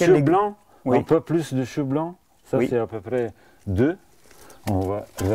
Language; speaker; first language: French; non-native, fluent; Bulgarian